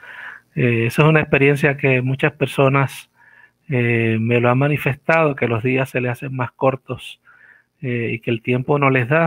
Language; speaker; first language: Spanish; native; Spanish